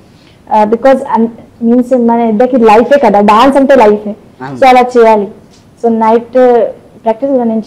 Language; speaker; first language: Telugu; non-native, local second language; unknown